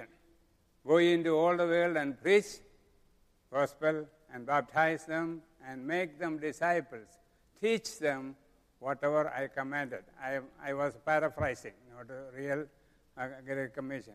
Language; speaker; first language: English; non-native, local second language; Malayalam